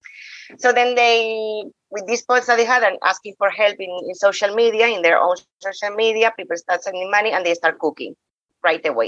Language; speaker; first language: English; non-native, fluent; Spanish